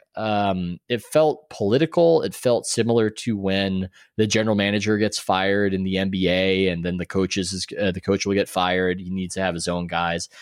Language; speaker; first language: English; native; English